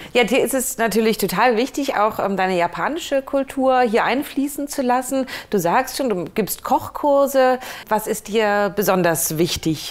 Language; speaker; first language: German; native; German